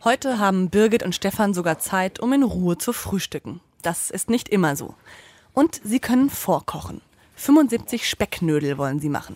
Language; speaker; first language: German; native; German